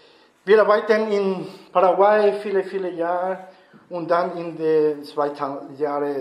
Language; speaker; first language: German; non-native, learner; Spanish